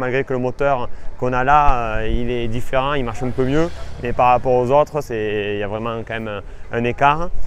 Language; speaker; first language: French; native; French